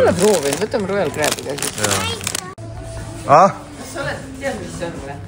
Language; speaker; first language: Estonian; native; Estonian